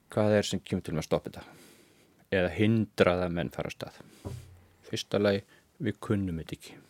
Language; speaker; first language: Icelandic; native; Icelandic